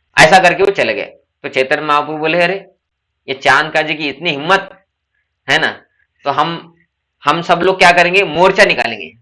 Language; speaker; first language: Hindi; non-native, local second language; Marathi